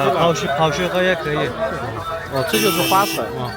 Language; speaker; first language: Chinese; non-native, learner; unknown